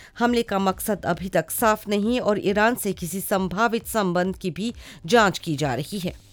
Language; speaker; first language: Hindi; non-native, local second language; Morisyen